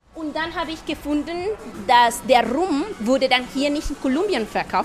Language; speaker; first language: German; non-native, fluent; Spanish